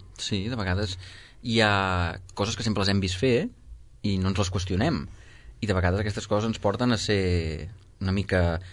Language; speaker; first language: Catalan; native; Catalan